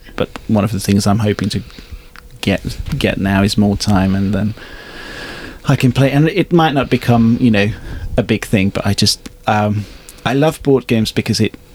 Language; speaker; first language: English; non-native, fluent; Hungarian